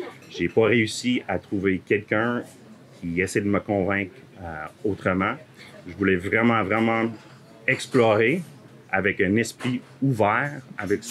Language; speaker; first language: French; early bilingual, heritage; French